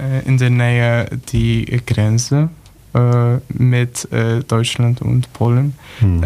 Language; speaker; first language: German; non-native, learner; Polish